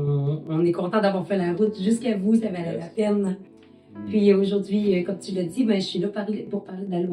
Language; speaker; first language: French; native; French